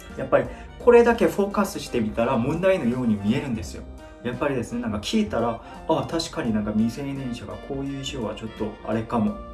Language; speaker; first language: Japanese; non-native, fluent; Korean